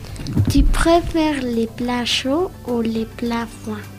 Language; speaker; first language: French; non-native, learner; Spanish